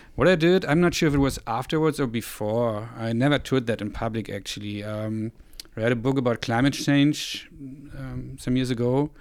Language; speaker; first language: English; non-native, fluent; German